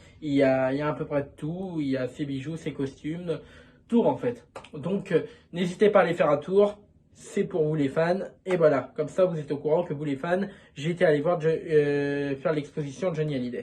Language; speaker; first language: French; native; French